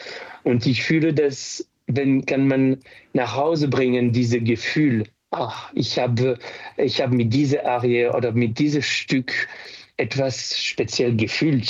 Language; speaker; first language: German; non-native, fluent; French